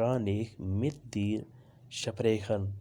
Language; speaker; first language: German; non-native, fluent; Urdu